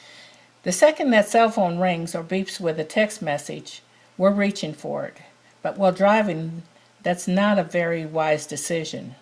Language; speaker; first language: English; native; English